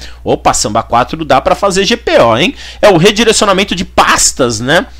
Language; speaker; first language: Portuguese; native; Portuguese